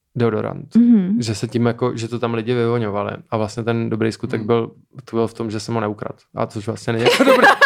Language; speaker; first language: Czech; native; Czech